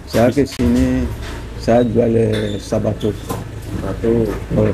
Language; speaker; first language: Indonesian; non-native, learner; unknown